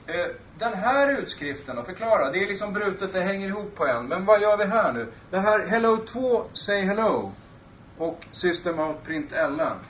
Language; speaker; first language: Swedish; native; Swedish